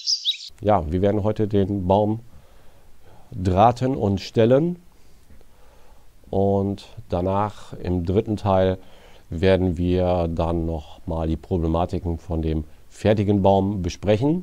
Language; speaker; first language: German; native; German